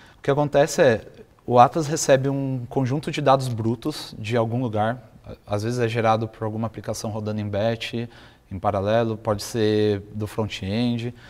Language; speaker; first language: Portuguese; native; Portuguese